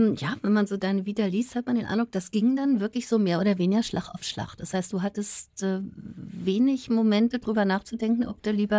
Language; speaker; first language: German; native; German